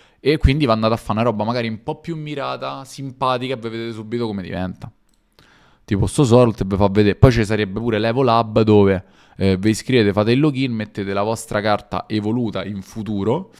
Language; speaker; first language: Italian; native; Italian